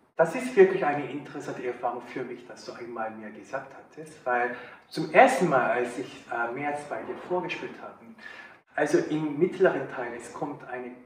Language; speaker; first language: German; non-native, fluent; Korean